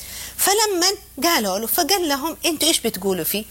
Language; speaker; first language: Arabic; native; Arabic